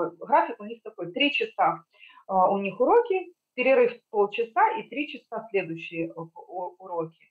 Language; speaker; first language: Ukrainian; non-native, local second language; Russian